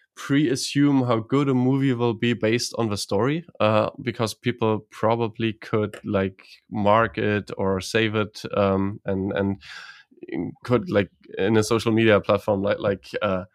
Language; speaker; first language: English; non-native, fluent; Croatian